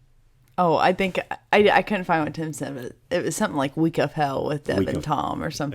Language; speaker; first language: English; native; English